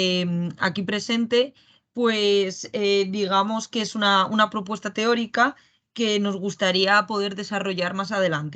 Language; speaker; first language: Spanish; native; Spanish